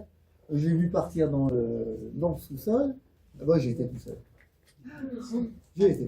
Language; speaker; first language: French; native; French